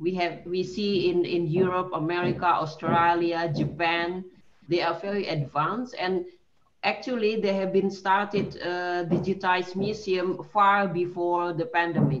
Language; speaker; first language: English; non-native, fluent; Indonesian